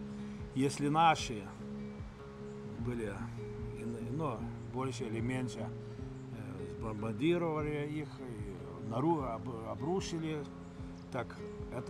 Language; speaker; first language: Russian; non-native, local second language; Lithuanian